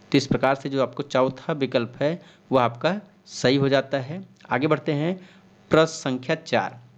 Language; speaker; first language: Hindi; native; Hindi